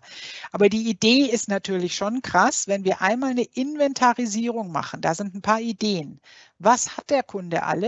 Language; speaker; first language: German; native; German